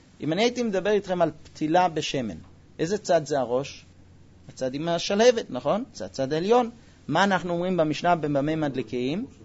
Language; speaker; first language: Hebrew; non-native, fluent; English